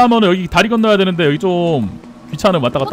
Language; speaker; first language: Korean; native; Korean